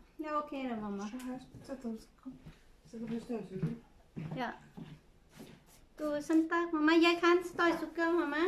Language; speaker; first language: Norwegian; non-native, learner; Thai